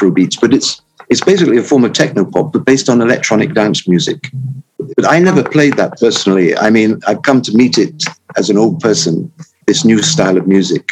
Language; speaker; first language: English; native; English